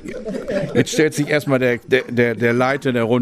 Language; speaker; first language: German; native; German